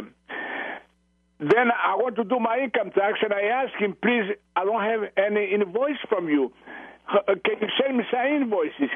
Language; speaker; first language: English; non-native, fluent; Greek